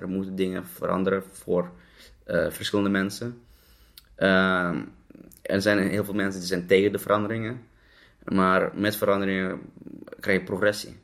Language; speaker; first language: Dutch; non-native, fluent; Russian